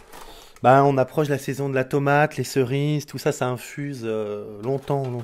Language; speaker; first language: French; native; French